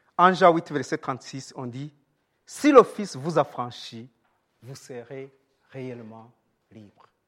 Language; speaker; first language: French; non-native, local second language; Rundi